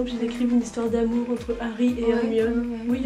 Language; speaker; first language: French; native; French